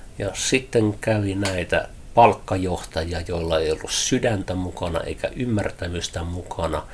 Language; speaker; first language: Finnish; native; Finnish